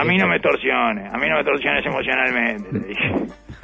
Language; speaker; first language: Spanish; native; Spanish